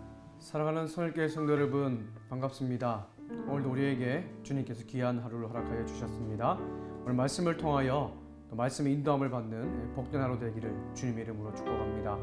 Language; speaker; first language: Korean; native; Korean